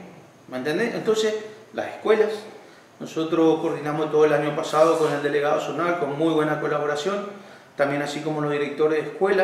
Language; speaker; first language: Spanish; native; Spanish